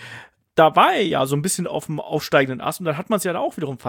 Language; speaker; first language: German; native; German